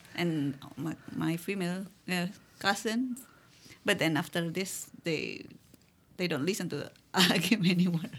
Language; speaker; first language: English; non-native, learner; Indonesian